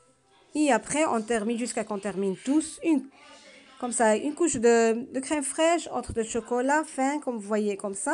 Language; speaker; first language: French; non-native, learner; Arabic